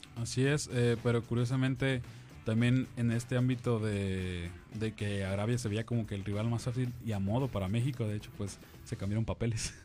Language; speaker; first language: Spanish; native; Spanish